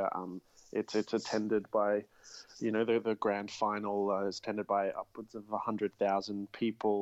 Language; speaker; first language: English; native; English